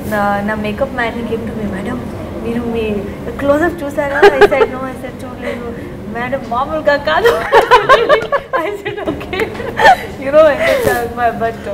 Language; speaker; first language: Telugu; non-native, learner; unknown